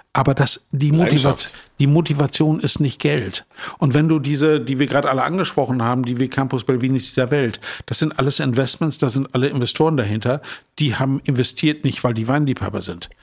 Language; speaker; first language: German; native; German